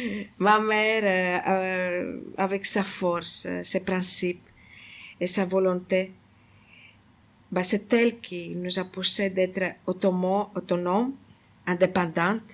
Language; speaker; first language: French; non-native, fluent; Greek